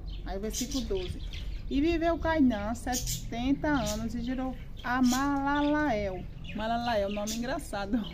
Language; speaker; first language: Portuguese; native; Portuguese